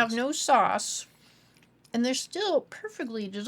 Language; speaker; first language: English; native; English